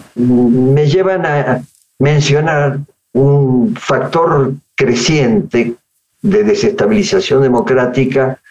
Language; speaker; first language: Spanish; native; Spanish